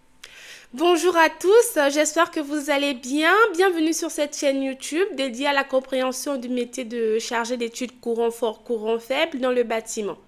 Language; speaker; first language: French; native; French